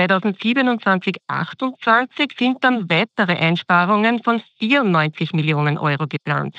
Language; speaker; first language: German; native; German